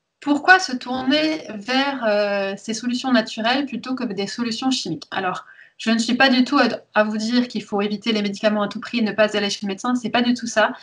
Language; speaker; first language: French; early bilingual, heritage; French